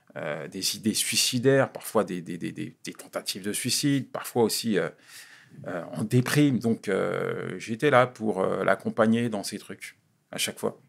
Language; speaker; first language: French; native; French